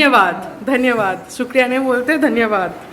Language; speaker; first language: Hindi; non-native, local second language; Bangla